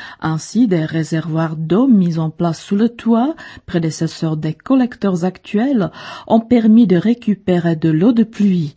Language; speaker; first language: French; non-native, fluent; Czech